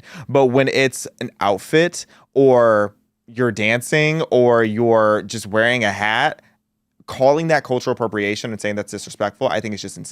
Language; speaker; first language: English; native; English